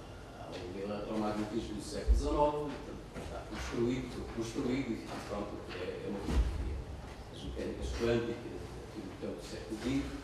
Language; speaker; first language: Portuguese; native; Portuguese